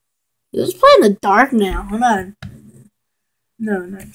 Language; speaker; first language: English; native; English